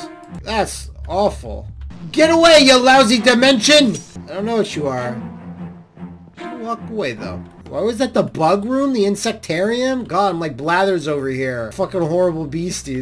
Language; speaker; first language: English; native; English